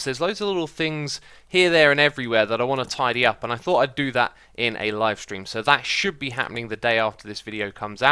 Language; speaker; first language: English; native; English